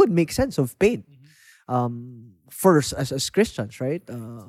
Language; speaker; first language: English; non-native, local second language; Filipino